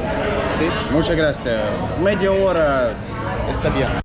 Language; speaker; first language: Spanish; non-native, learner; Russian